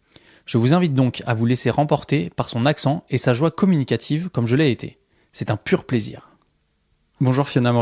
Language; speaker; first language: French; native; French